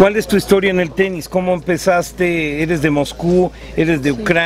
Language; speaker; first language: Spanish; native; Spanish